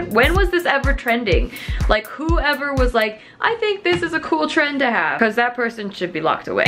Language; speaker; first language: English; native; English